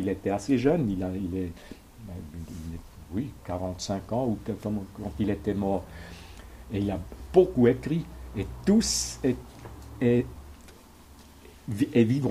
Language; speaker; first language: French; non-native, local second language; German